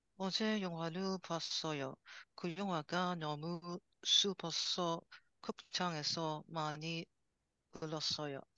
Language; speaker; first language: Korean; non-native, learner; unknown